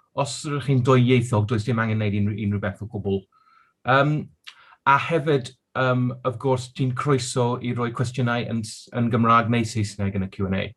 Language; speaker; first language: Welsh; non-native, local second language; English